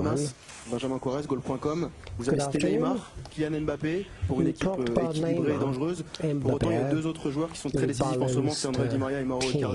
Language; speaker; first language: French; native; French